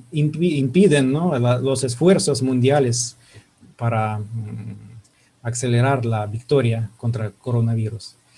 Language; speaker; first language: Spanish; non-native, fluent; Russian